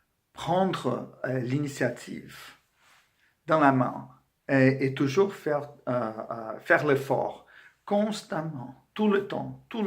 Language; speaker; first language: French; non-native, fluent; Portuguese